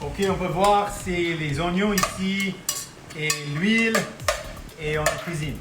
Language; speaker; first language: French; non-native, local second language; Punjabi